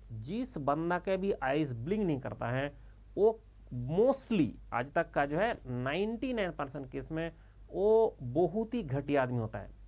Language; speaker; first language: Hindi; non-native, local second language; Bangla